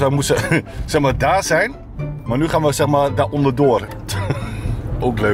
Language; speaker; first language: Dutch; native; Dutch